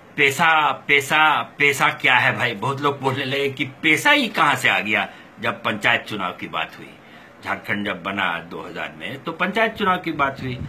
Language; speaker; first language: Hindi; non-native, local second language; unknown